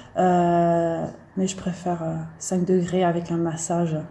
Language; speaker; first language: French; native; French